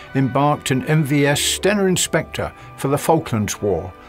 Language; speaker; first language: English; native; English